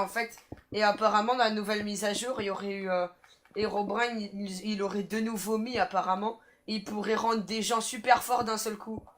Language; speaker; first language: French; native; French